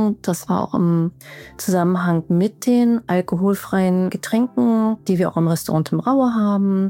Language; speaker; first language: German; native; German